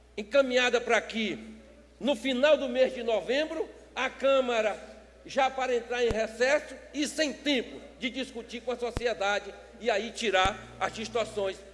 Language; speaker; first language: Portuguese; native; Portuguese